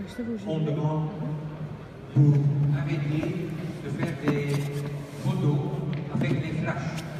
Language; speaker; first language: French; non-native, local second language; Dutch